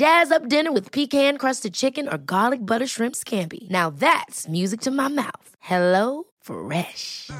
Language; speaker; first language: English; native; English